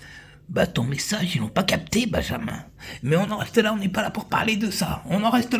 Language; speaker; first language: French; native; French